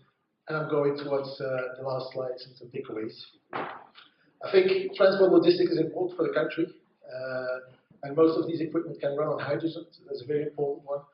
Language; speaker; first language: English; non-native, fluent; Dutch